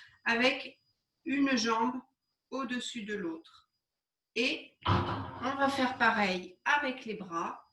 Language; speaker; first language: French; native; French